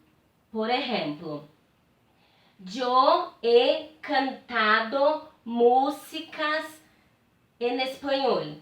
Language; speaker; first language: Spanish; non-native, fluent; Portuguese